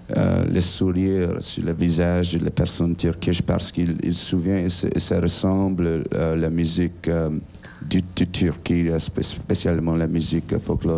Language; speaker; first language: French; non-native, learner; English